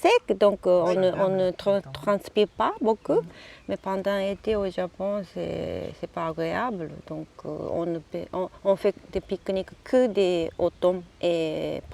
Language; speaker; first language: French; non-native, learner; Japanese